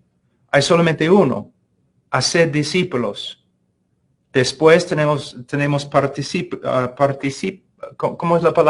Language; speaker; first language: Spanish; non-native, fluent; English